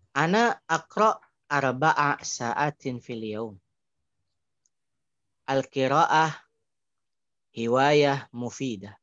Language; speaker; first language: Arabic; non-native, fluent; Indonesian